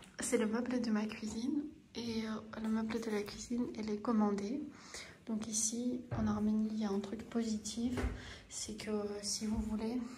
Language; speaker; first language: French; non-native, fluent; Armenian